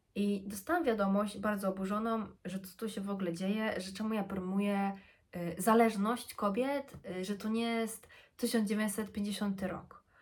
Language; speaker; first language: Polish; early bilingual, heritage; Polish